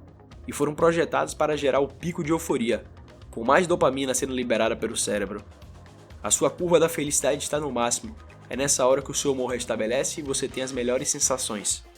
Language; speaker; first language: Portuguese; native; Portuguese